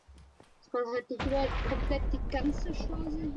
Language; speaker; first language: German; native; German